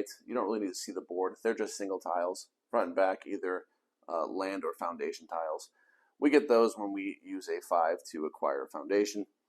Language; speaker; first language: English; native; English